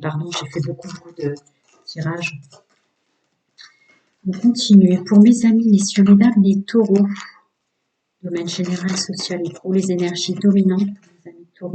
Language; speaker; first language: French; native; French